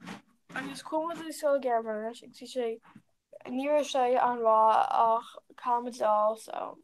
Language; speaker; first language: Irish; non-native, learner; English